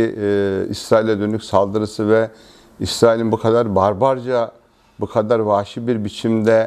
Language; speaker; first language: Turkish; native; Turkish